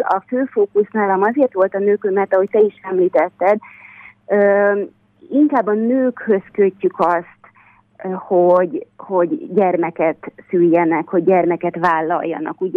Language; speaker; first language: Hungarian; native; Hungarian